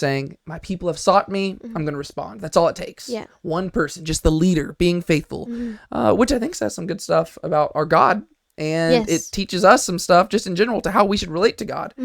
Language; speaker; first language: English; native; English